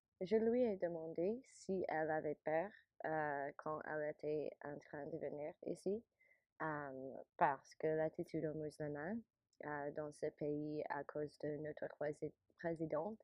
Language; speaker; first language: French; non-native, learner; English